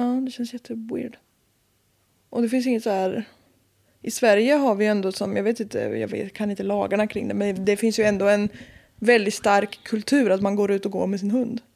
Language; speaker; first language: Swedish; native; Swedish